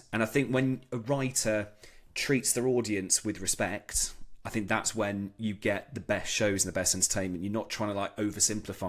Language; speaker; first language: English; native; English